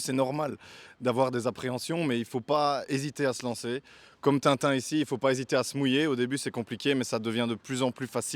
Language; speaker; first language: French; native; French